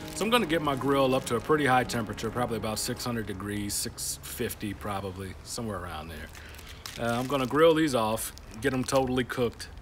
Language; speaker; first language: English; native; English